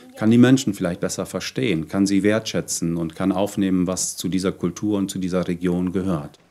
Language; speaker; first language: German; native; German